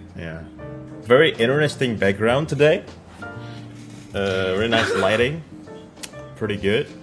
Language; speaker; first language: English; non-native, fluent; Indonesian